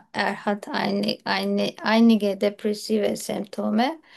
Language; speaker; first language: German; non-native, learner; Turkish